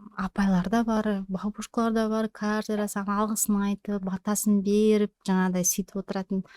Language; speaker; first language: Kazakh; native; Kazakh